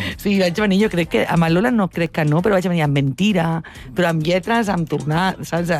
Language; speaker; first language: Catalan; non-native, local second language; Spanish